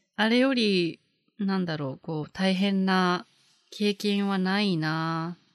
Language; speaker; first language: Japanese; native; Japanese